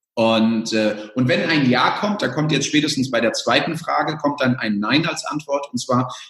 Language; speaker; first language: German; early bilingual, other home language; Spanish